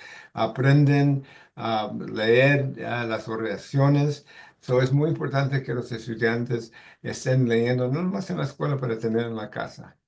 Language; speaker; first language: Spanish; early bilingual, heritage; Spanish